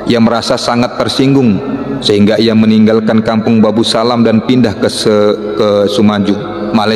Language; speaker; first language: Indonesian; native; Indonesian